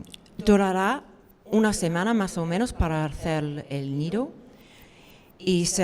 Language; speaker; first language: Spanish; non-native, fluent; English